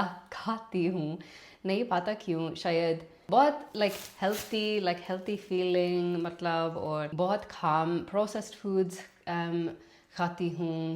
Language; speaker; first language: Hindi; non-native, learner; English